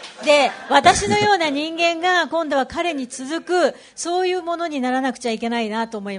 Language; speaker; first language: Japanese; native; Japanese